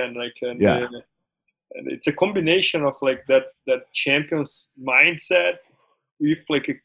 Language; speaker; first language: English; non-native, fluent; Portuguese